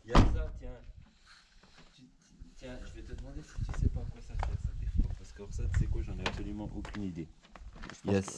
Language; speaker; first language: French; native; French